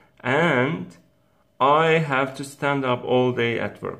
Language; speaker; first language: English; non-native, fluent; Turkish